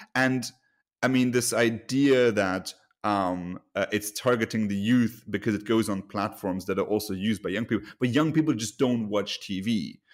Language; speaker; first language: English; non-native, fluent; Luxembourgish